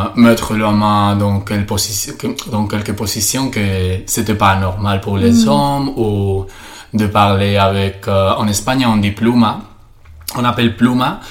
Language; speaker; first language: French; non-native, fluent; Spanish